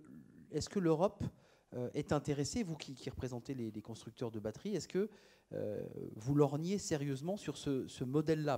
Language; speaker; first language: French; native; French